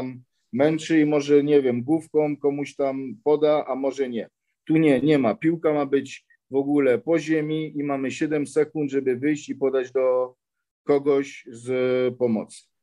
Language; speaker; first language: Polish; early bilingual, heritage; Polish